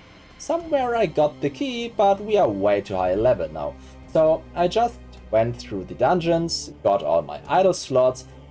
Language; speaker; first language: English; non-native, fluent; German